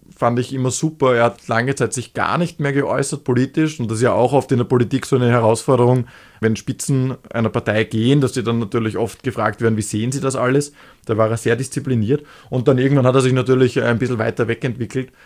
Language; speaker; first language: German; native; German